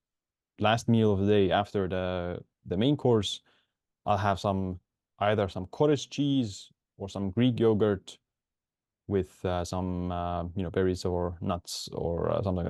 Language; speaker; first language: English; non-native, fluent; Estonian